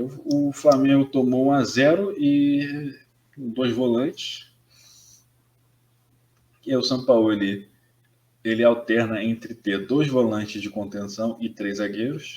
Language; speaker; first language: Portuguese; native; Portuguese